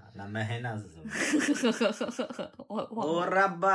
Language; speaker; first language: Chinese; non-native, learner; Hindi